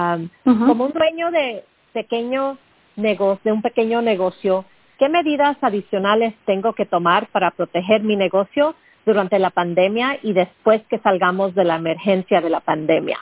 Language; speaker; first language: Spanish; early bilingual, heritage; Spanish